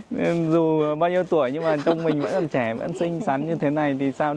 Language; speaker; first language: Vietnamese; native; Vietnamese